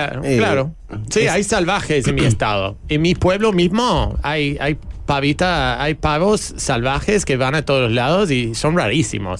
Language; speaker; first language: Spanish; non-native, fluent; English